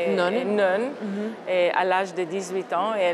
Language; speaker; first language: French; non-native, fluent; Hebrew